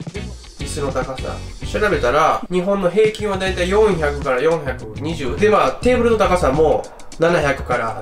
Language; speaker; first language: Japanese; native; Japanese